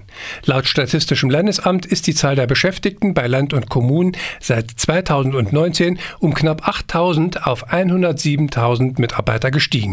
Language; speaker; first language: German; native; German